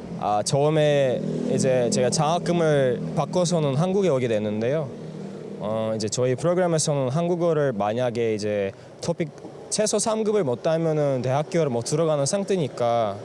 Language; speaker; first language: Korean; non-native, fluent; Azerbaijani